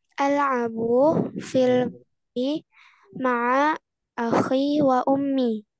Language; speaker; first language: Arabic; non-native, learner; Indonesian